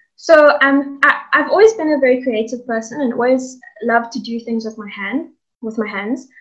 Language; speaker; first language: English; native; English